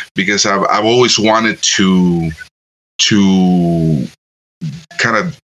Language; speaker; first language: English; non-native, fluent; Spanish